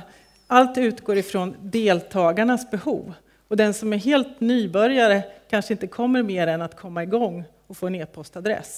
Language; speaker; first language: Swedish; native; Swedish